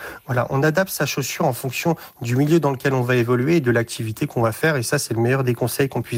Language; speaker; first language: French; native; French